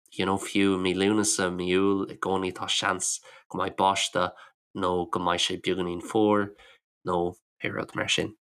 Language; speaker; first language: Irish; non-native, local second language; English